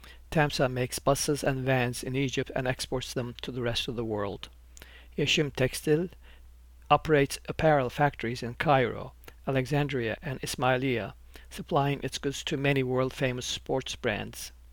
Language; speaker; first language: English; non-native, fluent; Turkish